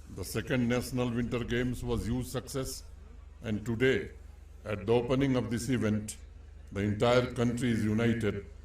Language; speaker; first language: English; non-native, local second language; Hindi